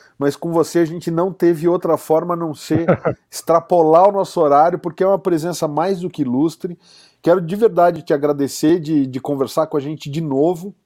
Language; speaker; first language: Portuguese; native; Portuguese